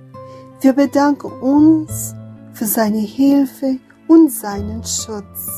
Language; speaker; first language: German; non-native, fluent; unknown